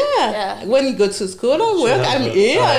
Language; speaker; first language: English; non-native, learner; French